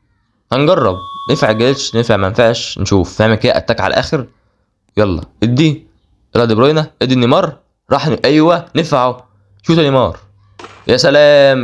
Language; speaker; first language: Arabic; native; Arabic